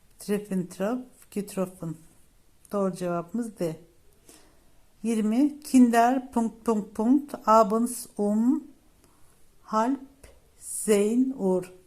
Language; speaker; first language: Turkish; native; Turkish